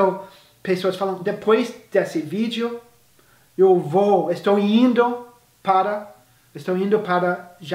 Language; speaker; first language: Portuguese; non-native, fluent; English